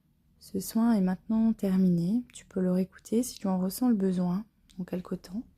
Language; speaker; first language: French; native; French